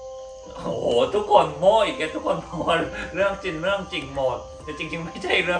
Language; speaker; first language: Thai; non-native, fluent; Korean